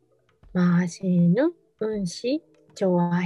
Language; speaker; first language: Korean; non-native, learner; Japanese